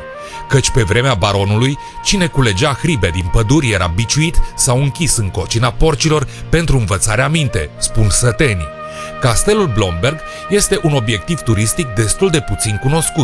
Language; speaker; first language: Romanian; native; Romanian